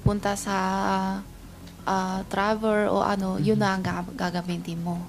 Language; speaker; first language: Filipino; non-native, learner; Chinese